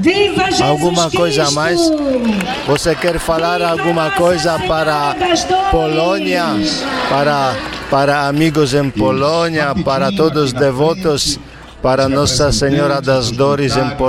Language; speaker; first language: Portuguese; non-native, fluent; Polish